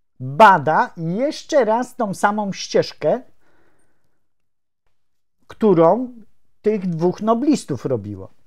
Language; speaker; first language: Polish; native; Polish